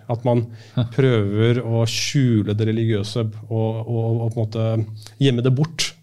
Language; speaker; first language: Norwegian; early bilingual, other home language; Urdu